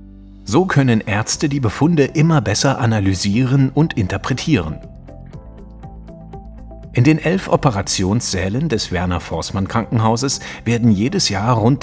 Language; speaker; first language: German; native; German